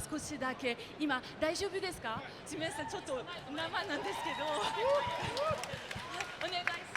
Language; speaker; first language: Japanese; non-native, fluent; French